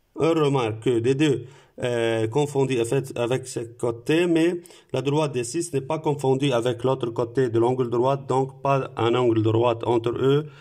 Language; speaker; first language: French; non-native, local second language; Arabic